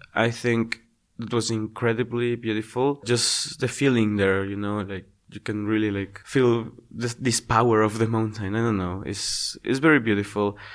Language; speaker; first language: English; non-native, fluent; Spanish